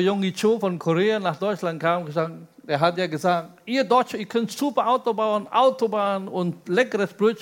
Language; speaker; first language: German; non-native, fluent; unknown